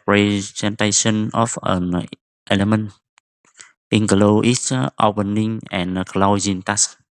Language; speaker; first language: English; non-native, fluent; Vietnamese